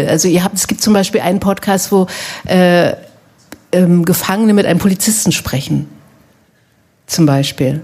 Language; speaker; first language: German; native; German